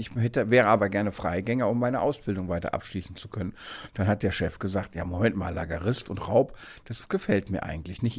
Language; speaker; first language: German; native; German